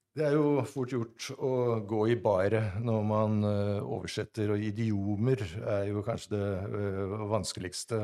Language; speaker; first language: Norwegian; native; Norwegian